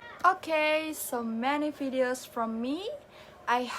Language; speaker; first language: English; non-native, learner; Indonesian